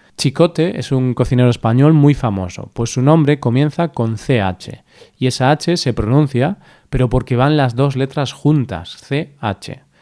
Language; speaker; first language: Spanish; native; Spanish